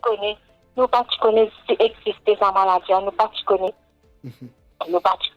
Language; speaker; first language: French; non-native, local second language; Morisyen